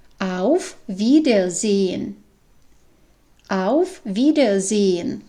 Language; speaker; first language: German; non-native, fluent; Ukrainian